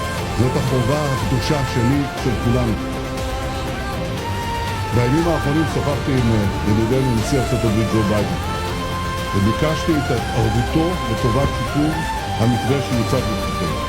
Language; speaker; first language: Hebrew; native; Hebrew